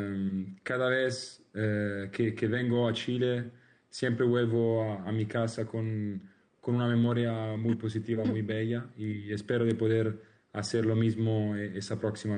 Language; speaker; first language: Spanish; non-native, learner; Italian